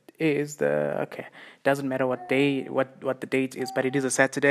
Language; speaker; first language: English; non-native, local second language; South Ndebele